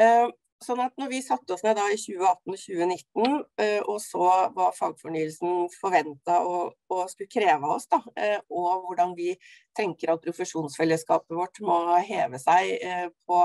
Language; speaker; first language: Norwegian; native; Norwegian